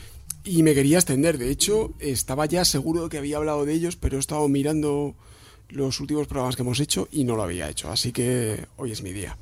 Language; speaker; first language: Spanish; native; Spanish